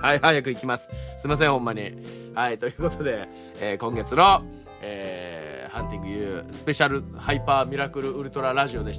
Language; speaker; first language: Japanese; native; Japanese